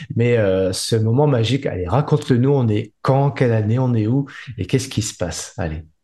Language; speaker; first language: French; native; French